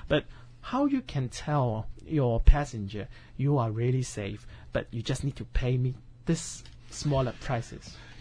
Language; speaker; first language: English; non-native, local second language; Cantonese